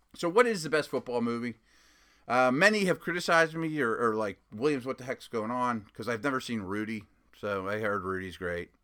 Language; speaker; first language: English; native; English